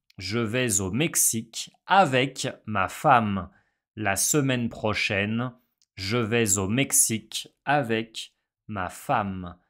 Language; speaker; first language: French; non-native, fluent; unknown